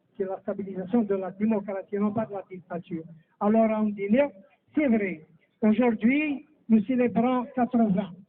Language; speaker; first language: French; non-native, local second language; Kabyle